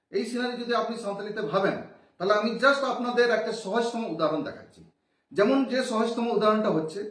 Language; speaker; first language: Bangla; non-native, local second language; Santali